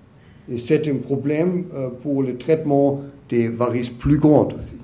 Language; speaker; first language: French; non-native, learner; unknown